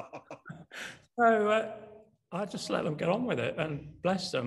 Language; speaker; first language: English; native; English